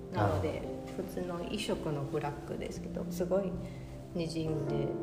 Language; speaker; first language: Japanese; non-native, fluent; Chinese